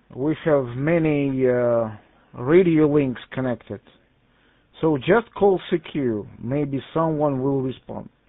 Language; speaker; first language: English; non-native, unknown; Russian